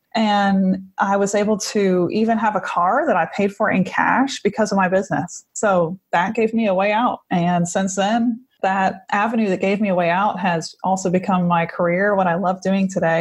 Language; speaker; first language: English; native; English